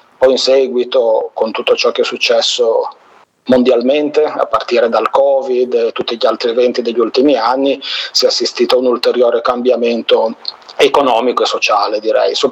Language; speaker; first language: Italian; native; Italian